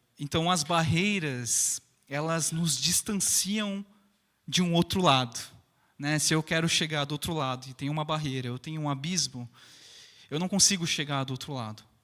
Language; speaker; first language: Portuguese; early bilingual, other home language; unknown